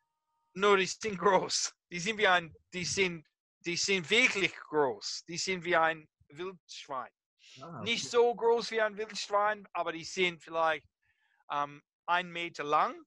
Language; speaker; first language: German; non-native, fluent; English